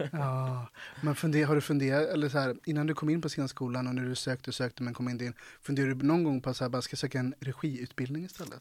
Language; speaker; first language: Swedish; native; Swedish